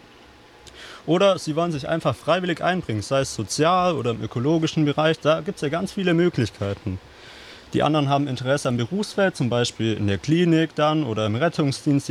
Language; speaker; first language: German; native; German